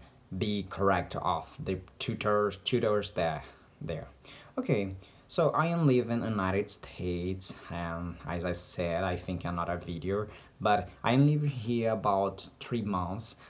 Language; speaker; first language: English; non-native, learner; Portuguese